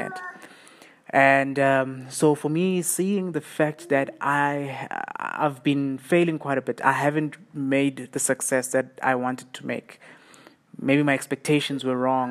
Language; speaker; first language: English; non-native, local second language; South Ndebele